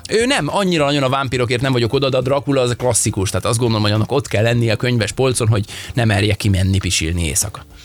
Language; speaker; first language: Hungarian; native; Hungarian